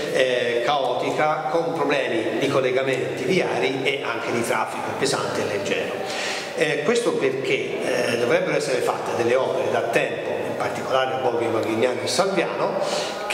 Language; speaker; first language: Italian; native; Italian